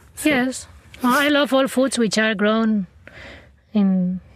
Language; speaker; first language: English; non-native, fluent; Spanish